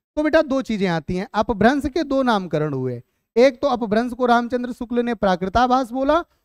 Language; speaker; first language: Hindi; native; Hindi